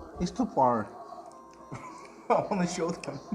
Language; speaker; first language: English; non-native, learner; Korean